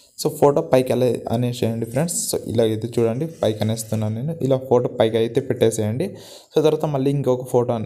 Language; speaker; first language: Telugu; non-native, local second language; Gondi